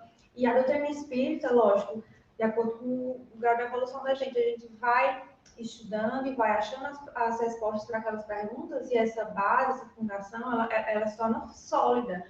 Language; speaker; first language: Portuguese; native; Portuguese